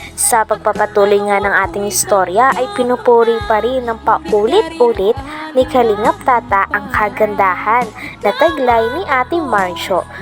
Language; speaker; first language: Filipino; native; Filipino